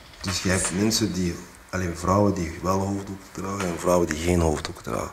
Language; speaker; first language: Dutch; early bilingual, other home language; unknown